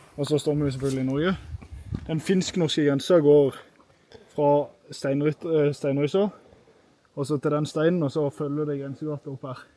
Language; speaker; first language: Norwegian; native; Norwegian